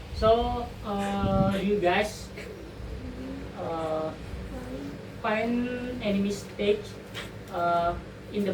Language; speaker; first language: English; non-native, learner; Indonesian